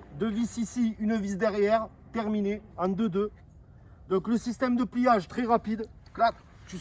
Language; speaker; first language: French; native; French